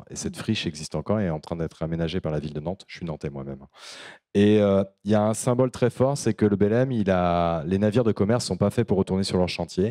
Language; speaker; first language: French; native; French